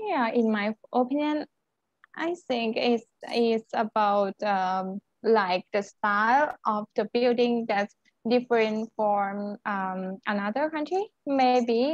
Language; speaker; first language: English; non-native, learner; Thai